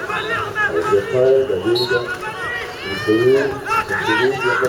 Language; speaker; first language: French; native; French